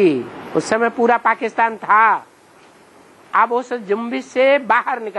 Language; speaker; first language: Hindi; native; Hindi